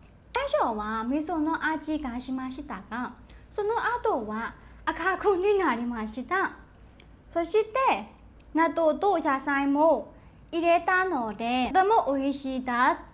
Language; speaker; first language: Japanese; non-native, learner; Burmese